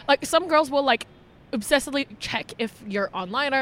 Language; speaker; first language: English; non-native, local second language; Cantonese